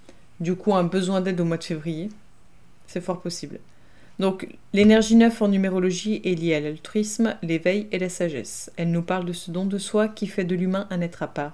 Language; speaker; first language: French; native; French